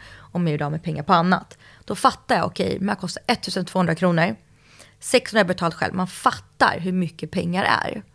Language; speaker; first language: Swedish; early bilingual, other home language; Russian